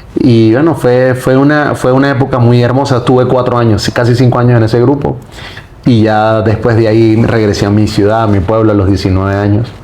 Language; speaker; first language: Spanish; native; Spanish